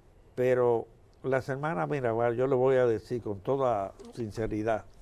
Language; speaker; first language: Spanish; native; Spanish